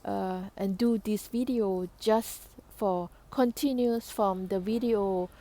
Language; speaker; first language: English; non-native, learner; Thai